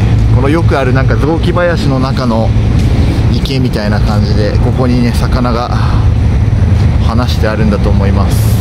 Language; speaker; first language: Japanese; native; Japanese